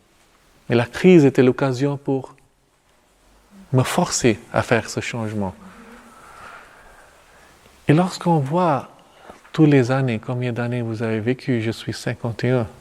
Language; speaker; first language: French; non-native, fluent; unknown